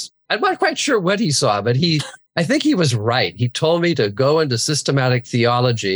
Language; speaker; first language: English; native; English